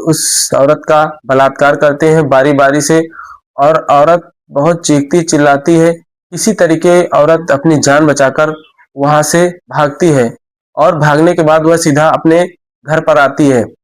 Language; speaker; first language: Hindi; native; Hindi